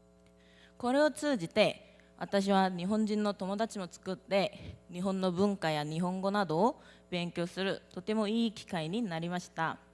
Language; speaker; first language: Japanese; non-native, learner; Korean